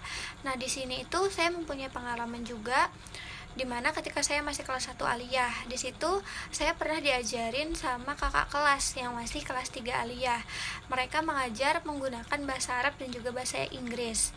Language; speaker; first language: Indonesian; native; Indonesian